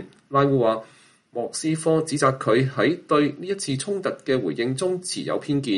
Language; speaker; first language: Chinese; native; Chinese